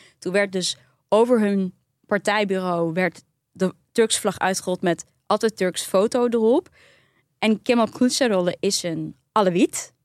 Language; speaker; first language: Dutch; early bilingual, other home language; Turkish